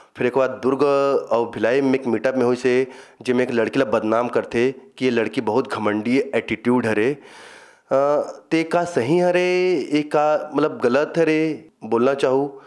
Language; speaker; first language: Hindi; native; Hindi